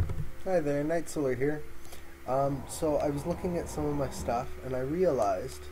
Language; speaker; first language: English; native; English